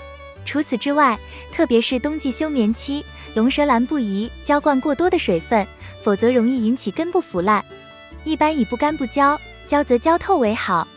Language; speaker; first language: Chinese; native; Chinese